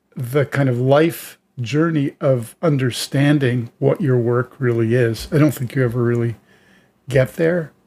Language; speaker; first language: English; native; English